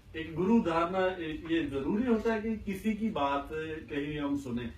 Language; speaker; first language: Hindi; non-native, local second language; Punjabi